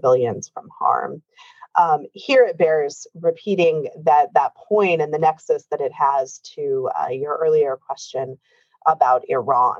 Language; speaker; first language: English; native; English